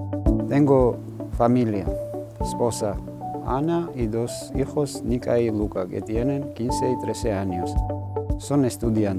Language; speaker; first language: Spanish; non-native, fluent; Georgian